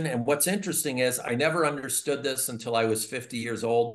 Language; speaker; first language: English; native; English